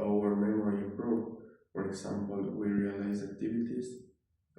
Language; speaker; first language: English; non-native, learner; Spanish